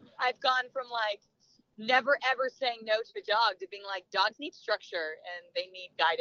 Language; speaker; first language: English; native; English